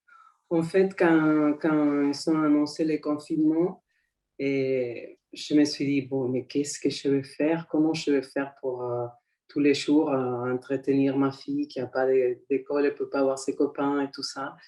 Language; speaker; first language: French; non-native, fluent; Spanish